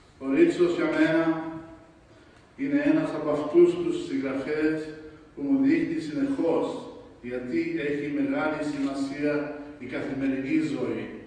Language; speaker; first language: Greek; early bilingual, heritage; Greek